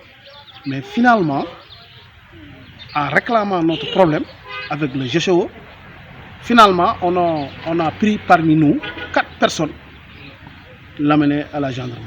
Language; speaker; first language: French; non-native, local second language; Wolof